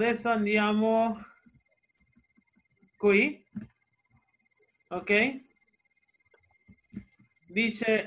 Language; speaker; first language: Italian; non-native, fluent; Spanish